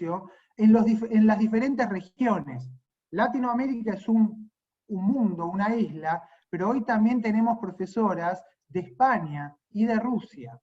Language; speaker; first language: Spanish; native; Spanish